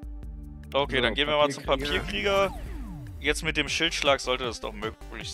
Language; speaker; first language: German; native; German